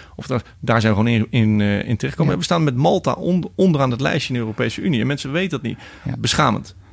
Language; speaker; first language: Dutch; native; Dutch